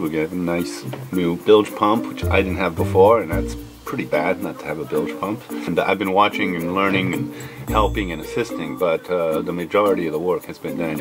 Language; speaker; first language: English; native; English